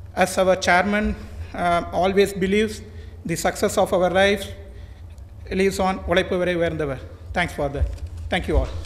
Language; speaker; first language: English; non-native, local second language; Tamil